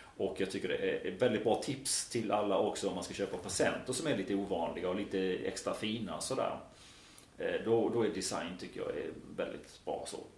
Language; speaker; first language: Swedish; native; Swedish